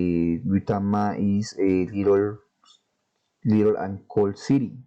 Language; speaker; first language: English; non-native, learner; Spanish